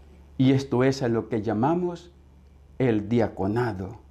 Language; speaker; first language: Spanish; native; Spanish